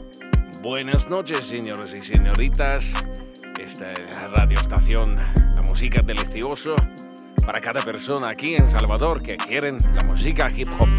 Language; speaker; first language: Spanish; non-native, learner; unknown